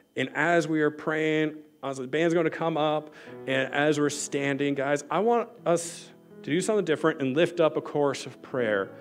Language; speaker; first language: English; native; English